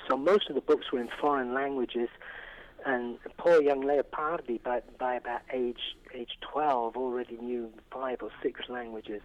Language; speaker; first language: English; native; English